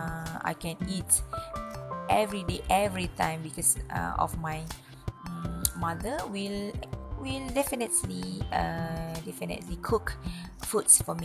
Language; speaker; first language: English; non-native, learner; Malay